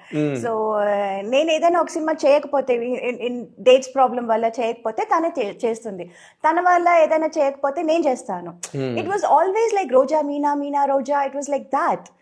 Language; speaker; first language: Telugu; non-native, local second language; Tamil